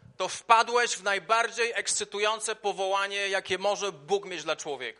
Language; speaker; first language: Polish; native; Polish